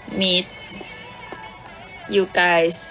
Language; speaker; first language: English; non-native, learner; Thai